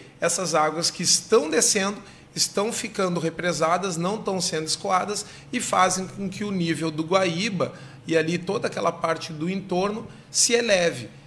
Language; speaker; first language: Portuguese; native; Portuguese